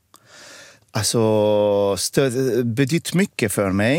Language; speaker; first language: Swedish; non-native, learner; Arabic